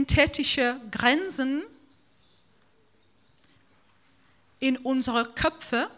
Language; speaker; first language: German; non-native, fluent; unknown